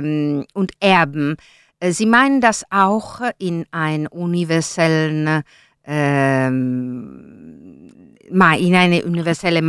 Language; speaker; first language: German; non-native, learner; Italian